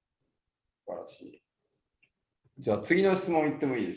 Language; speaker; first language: Japanese; native; Japanese